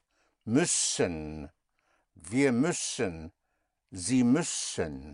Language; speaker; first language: German; non-native, fluent; English